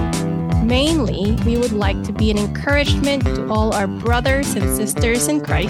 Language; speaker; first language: English; non-native, local second language; Filipino